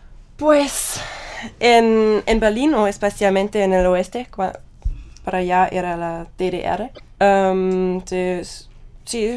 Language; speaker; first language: Spanish; non-native, learner; German